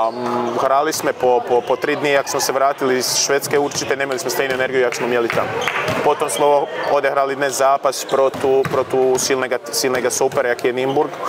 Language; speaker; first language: Czech; non-native, learner; Croatian